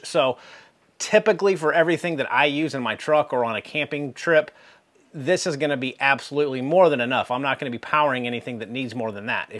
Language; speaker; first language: English; native; English